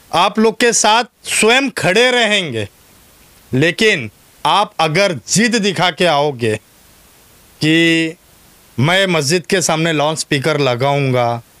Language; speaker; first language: Hindi; non-native, local second language; Urdu